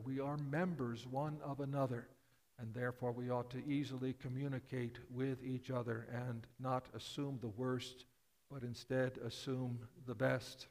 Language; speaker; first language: English; native; English